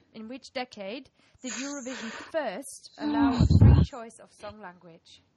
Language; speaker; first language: English; non-native, fluent; German